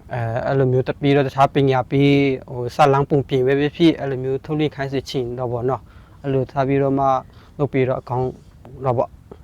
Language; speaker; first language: Burmese; non-native, local second language; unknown